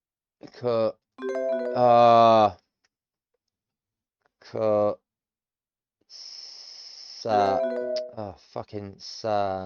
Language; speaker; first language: Japanese; non-native, learner; English